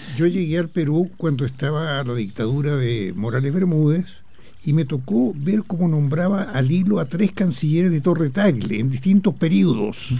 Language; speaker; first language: Spanish; native; Spanish